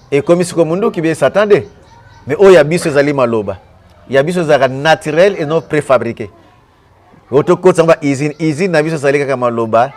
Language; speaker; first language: Lingala; non-native, local second language; Kongo